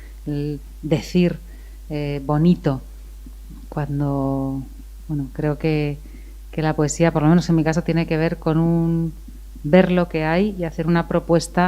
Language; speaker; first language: Spanish; native; Spanish